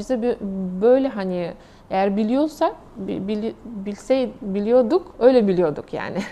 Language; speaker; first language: Turkish; non-native, fluent; Russian